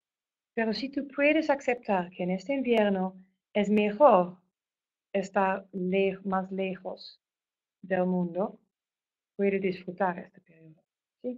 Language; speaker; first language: Spanish; non-native, fluent; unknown